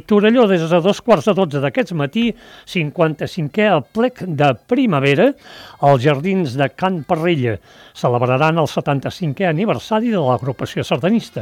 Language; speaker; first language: Catalan; native; Catalan